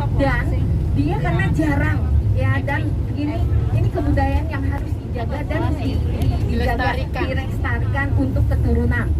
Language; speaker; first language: Indonesian; non-native, fluent; Cantonese